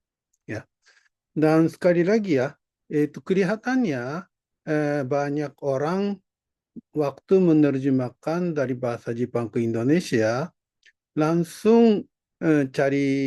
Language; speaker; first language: Indonesian; non-native, fluent; Japanese